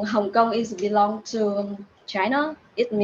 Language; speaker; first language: English; non-native, learner; Vietnamese